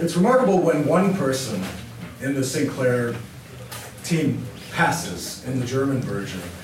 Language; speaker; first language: English; native; English